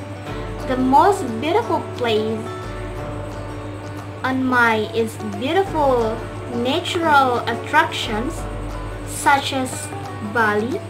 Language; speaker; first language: English; non-native, learner; Indonesian